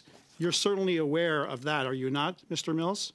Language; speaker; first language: English; native; English